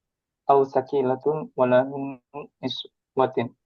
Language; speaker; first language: Arabic; non-native, learner; Indonesian